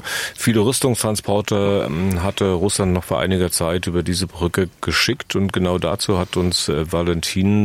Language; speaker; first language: German; native; German